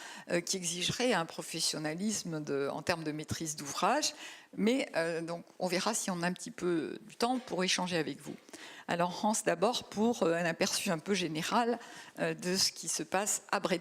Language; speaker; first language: French; native; French